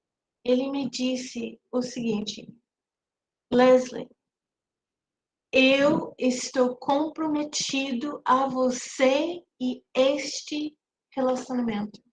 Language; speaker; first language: Portuguese; non-native, fluent; English